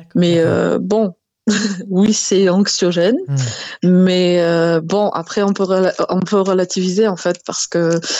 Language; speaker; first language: French; non-native, local second language; Malagasy